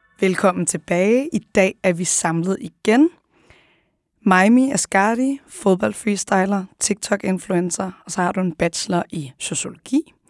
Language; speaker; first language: Danish; early bilingual, other home language; Arabic